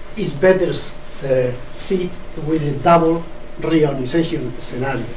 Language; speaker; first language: English; non-native, fluent; Spanish